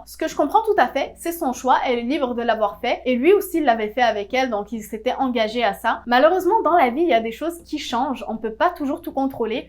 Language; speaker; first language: French; native; French